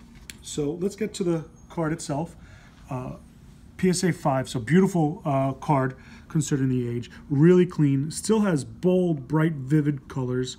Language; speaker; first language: English; native; English